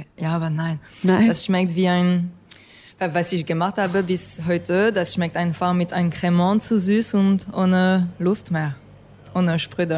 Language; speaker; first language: German; non-native, fluent; English